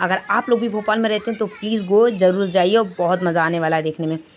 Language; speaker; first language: Hindi; native; Hindi